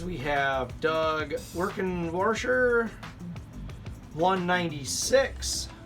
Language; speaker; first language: English; native; English